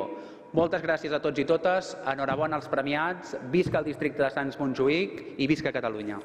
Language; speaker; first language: Catalan; native; Catalan